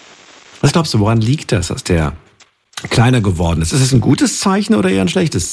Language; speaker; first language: German; native; German